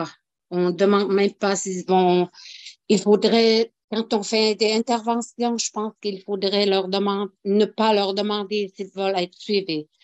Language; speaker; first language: French; non-native, local second language; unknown